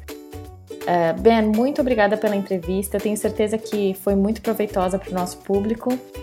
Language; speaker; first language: Portuguese; native; Portuguese